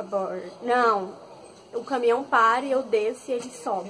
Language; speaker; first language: Portuguese; native; Portuguese